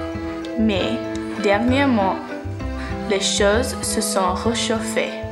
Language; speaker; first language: French; non-native, learner; English